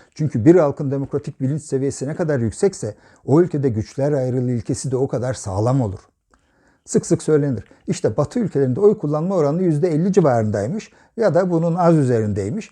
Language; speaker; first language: Turkish; native; Turkish